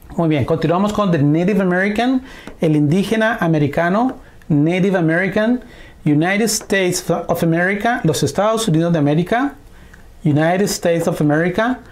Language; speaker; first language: Spanish; native; Spanish